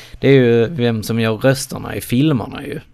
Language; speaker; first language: Swedish; native; Swedish